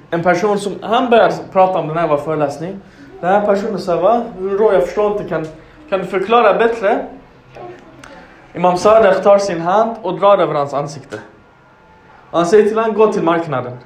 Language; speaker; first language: Swedish; non-native, fluent; Arabic